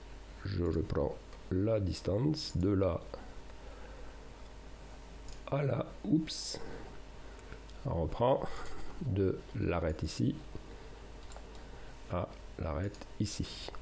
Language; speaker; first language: French; native; French